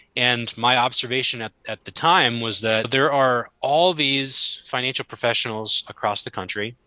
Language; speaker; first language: English; native; English